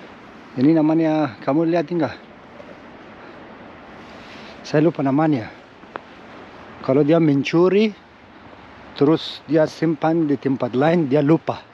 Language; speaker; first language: Indonesian; non-native, fluent; Persian